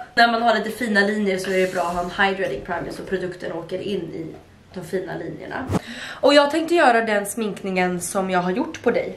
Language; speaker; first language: Swedish; native; Swedish